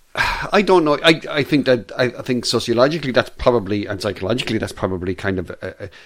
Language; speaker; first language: English; native; English